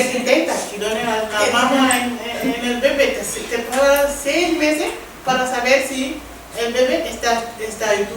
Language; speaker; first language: Spanish; non-native, learner; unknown